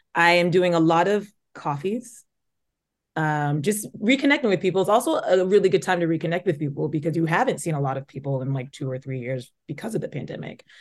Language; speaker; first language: English; native; English